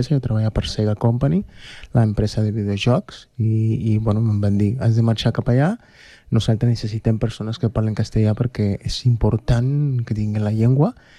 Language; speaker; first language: Catalan; non-native, fluent; Spanish